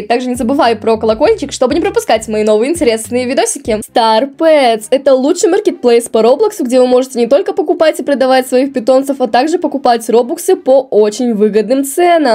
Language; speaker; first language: Russian; native; Russian